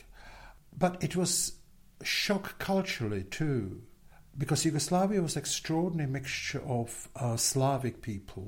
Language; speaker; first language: English; non-native, fluent; Czech